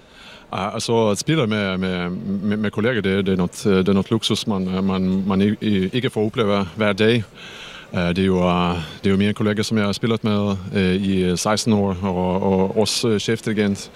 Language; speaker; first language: Danish; non-native, fluent; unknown